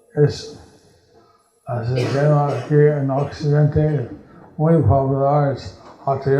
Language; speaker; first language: Spanish; non-native, learner; English